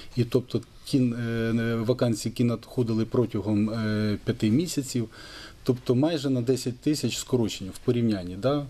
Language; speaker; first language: Ukrainian; native; Ukrainian